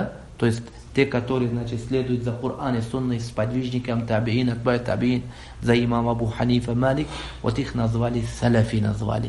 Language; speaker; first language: Russian; non-native, local second language; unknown